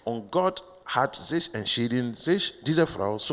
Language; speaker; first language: German; non-native, learner; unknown